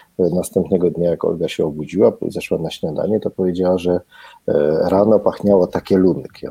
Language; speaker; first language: Polish; native; Polish